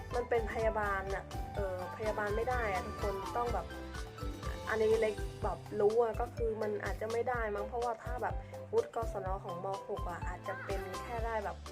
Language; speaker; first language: Thai; early bilingual, other home language; Khmer